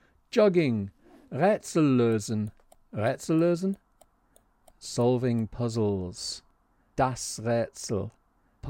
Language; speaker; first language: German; non-native, fluent; English